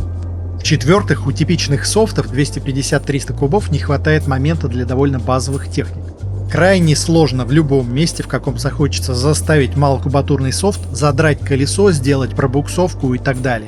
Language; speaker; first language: Russian; native; Russian